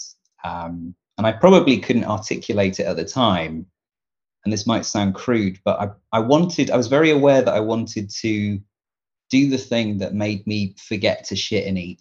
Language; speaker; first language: English; native; English